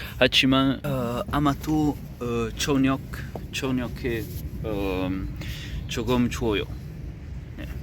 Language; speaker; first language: Korean; non-native, learner; French